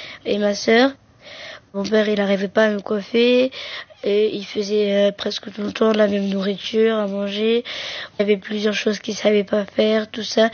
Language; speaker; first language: French; early bilingual, other home language; Arabic